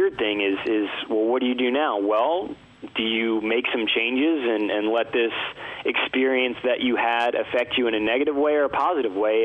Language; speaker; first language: English; native; English